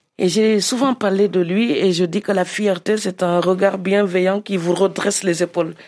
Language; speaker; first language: French; non-native, local second language; Serer